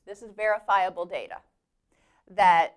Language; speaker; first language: English; native; English